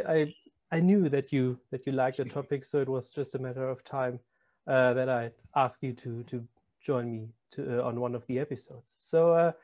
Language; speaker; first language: English; non-native, fluent; German